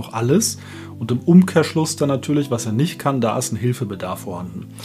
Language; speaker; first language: German; native; German